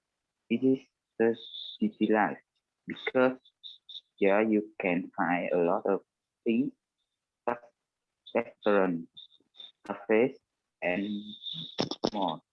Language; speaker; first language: English; non-native, learner; Vietnamese